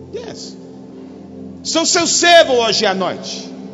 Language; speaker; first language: Portuguese; non-native, fluent; English